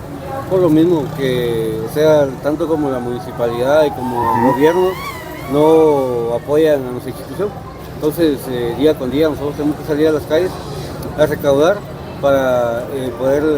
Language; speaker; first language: Spanish; native; Spanish